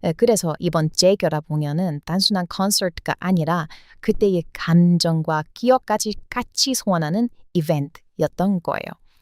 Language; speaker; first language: Korean; non-native, fluent; English